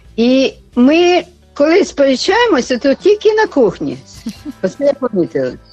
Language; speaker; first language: Ukrainian; native; Ukrainian